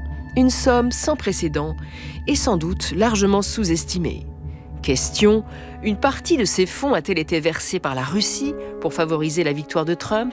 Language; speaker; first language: French; native; French